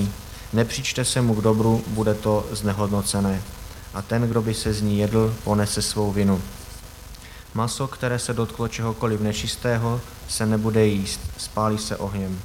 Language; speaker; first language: Czech; native; Czech